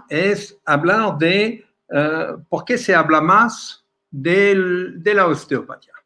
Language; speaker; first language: Spanish; non-native, fluent; French